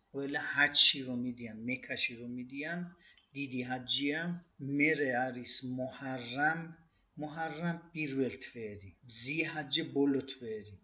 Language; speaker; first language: Georgian; early bilingual, heritage; Georgian